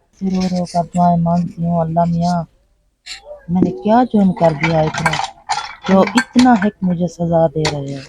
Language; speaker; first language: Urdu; non-native, local second language; Punjabi